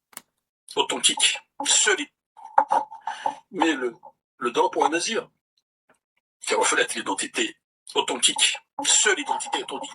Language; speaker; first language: French; non-native, local second language; Kabyle